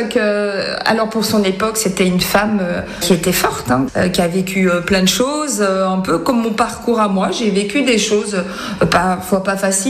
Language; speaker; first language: French; native; French